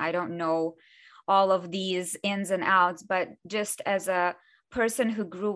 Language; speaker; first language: English; non-native, fluent; Russian